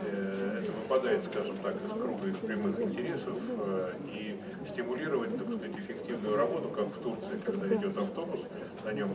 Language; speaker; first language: Russian; native; Russian